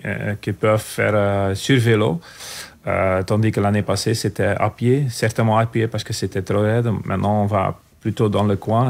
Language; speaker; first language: French; non-native, local second language; Dutch